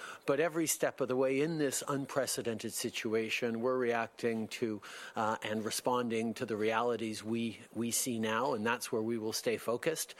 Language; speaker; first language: English; early bilingual, other home language; French